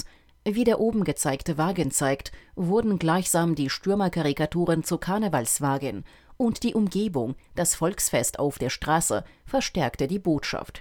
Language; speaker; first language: German; native; German